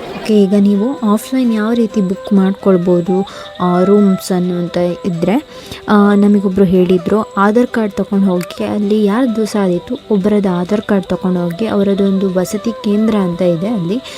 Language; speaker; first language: Kannada; native; Kannada